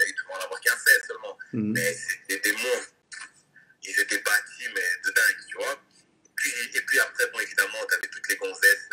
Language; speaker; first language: French; native; French